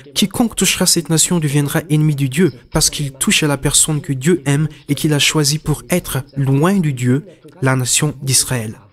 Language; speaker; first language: French; non-native, local second language; Malagasy